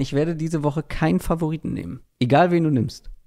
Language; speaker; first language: German; native; German